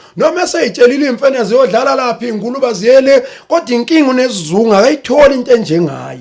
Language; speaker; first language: Zulu; native; Zulu